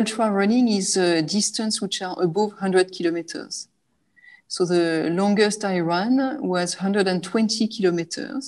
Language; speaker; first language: English; non-native, fluent; French